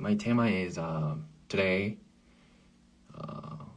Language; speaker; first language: English; non-native, learner; Korean